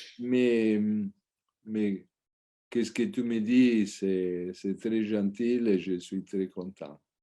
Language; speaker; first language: French; non-native, learner; Italian